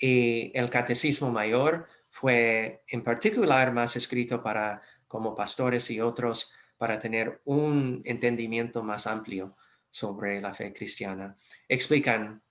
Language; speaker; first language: Spanish; non-native, fluent; English